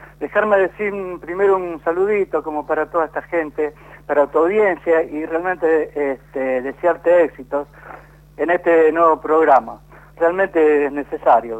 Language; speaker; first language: Spanish; native; Spanish